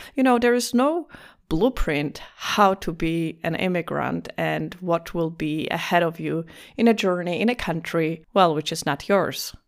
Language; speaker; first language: English; non-native, fluent; Polish